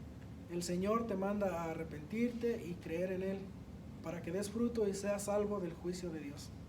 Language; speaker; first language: Spanish; native; Spanish